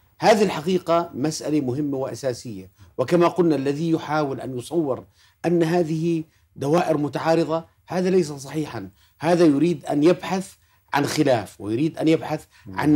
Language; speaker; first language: Arabic; native; Arabic